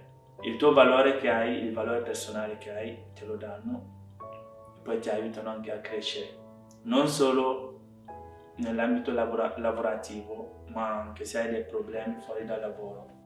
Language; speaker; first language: Italian; non-native, fluent; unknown